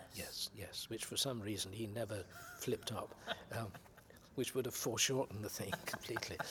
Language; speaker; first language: English; native; English